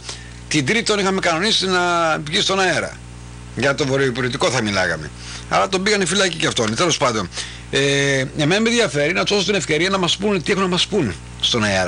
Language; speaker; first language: Greek; native; Greek